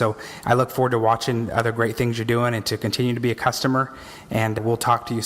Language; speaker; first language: English; native; English